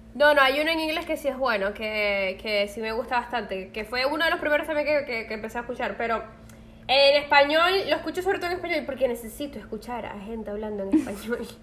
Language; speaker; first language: Spanish; native; Spanish